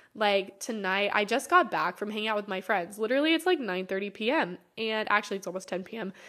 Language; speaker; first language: English; native; English